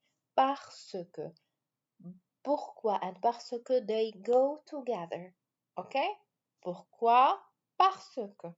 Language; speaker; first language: French; non-native, fluent; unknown